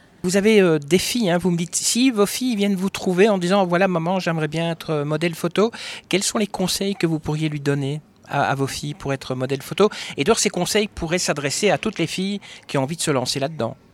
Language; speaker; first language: French; native; French